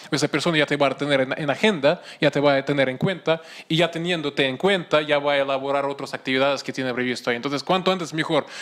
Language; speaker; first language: Spanish; non-native, fluent; Russian